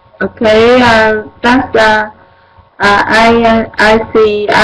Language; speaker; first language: English; non-native, learner; Vietnamese